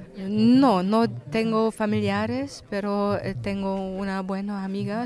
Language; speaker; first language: Spanish; non-native, fluent; German